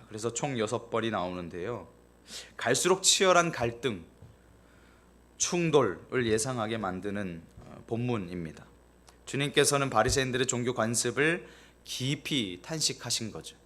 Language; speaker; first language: Korean; native; Korean